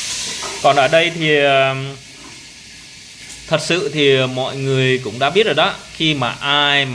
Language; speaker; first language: Vietnamese; non-native, local second language; Jarai